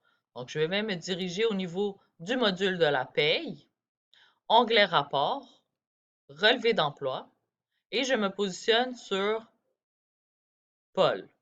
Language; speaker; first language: French; native; French